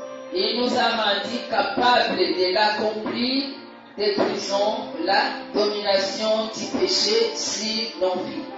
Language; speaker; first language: French; non-native, local second language; Lingala